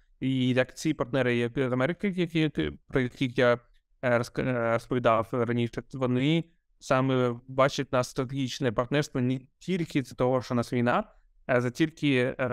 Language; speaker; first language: Ukrainian; non-native, local second language; Russian